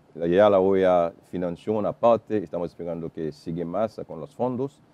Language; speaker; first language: Spanish; non-native, fluent; Haitian Creole